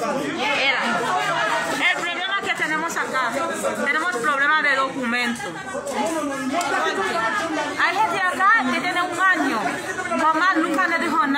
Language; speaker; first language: Spanish; non-native, fluent; Haitian Creole